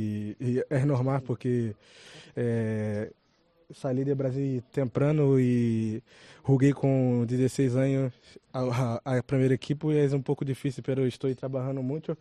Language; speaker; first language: Spanish; non-native, local second language; Portuguese